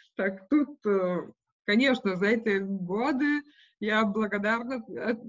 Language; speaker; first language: Russian; non-native, local second language; Lithuanian